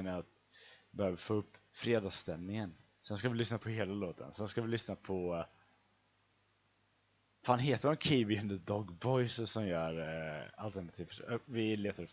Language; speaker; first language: Swedish; native; Swedish